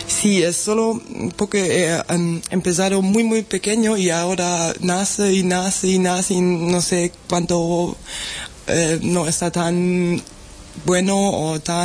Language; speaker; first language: Spanish; non-native, fluent; German